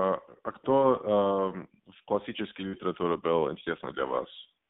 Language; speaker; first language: Russian; non-native, learner; English